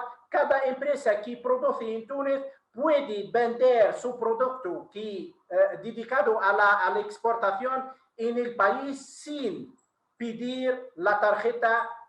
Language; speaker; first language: Spanish; non-native, fluent; Arabic